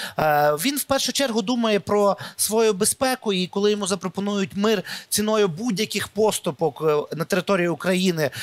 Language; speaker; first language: Ukrainian; native; Ukrainian